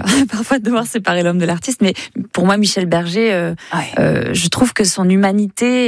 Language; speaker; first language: French; native; French